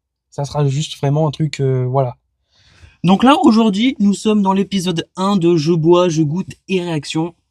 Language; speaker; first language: French; native; French